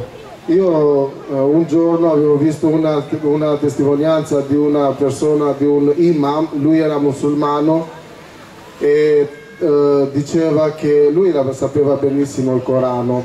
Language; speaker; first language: Italian; non-native, fluent; Albanian